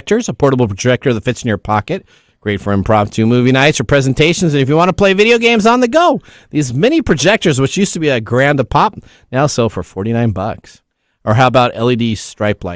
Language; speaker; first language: English; native; English